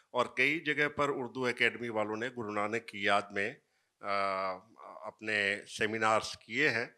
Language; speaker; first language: Hindi; native; Hindi